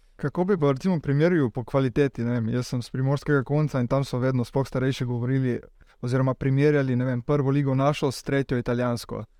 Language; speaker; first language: Slovenian; native; Slovenian